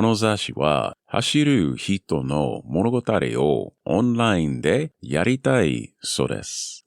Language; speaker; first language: Japanese; non-native, learner; English